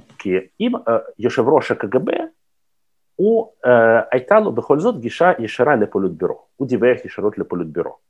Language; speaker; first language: Hebrew; non-native, fluent; Russian